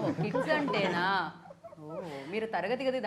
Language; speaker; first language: Telugu; native; Telugu